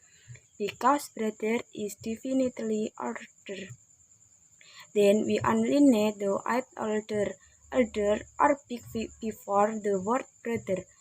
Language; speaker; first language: English; non-native, learner; Indonesian